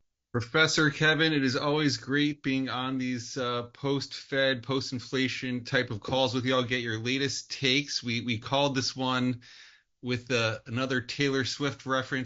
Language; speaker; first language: English; native; English